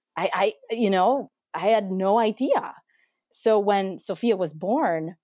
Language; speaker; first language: English; non-native, fluent; Spanish